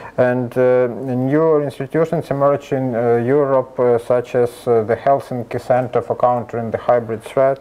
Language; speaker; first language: English; non-native, fluent; Ukrainian